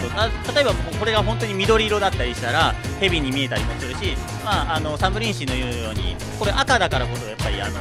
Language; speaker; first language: Japanese; native; Japanese